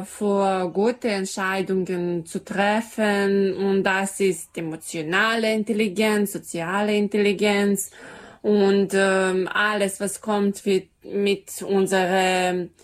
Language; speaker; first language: German; non-native, learner; Serbian